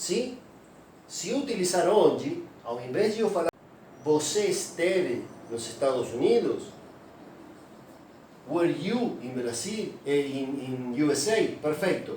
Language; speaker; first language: Portuguese; non-native, fluent; Spanish